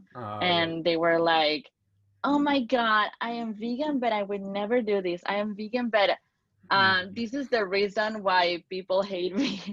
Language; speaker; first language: English; non-native, fluent; Spanish